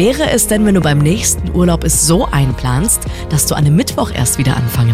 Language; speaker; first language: German; native; German